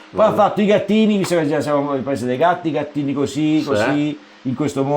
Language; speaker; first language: Italian; native; Italian